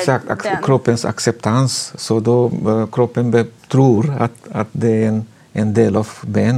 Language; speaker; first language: Swedish; non-native, fluent; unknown